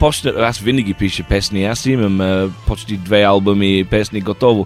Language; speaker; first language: Bulgarian; non-native, learner; English